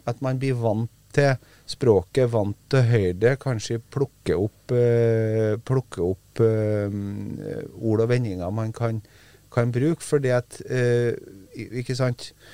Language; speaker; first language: Norwegian; native; Norwegian